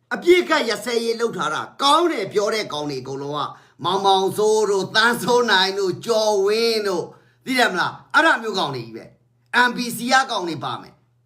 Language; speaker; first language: Burmese; native; Burmese